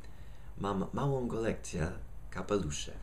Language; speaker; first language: Polish; non-native, fluent; English